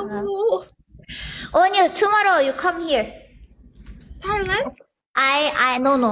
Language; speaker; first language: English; non-native, learner; Thai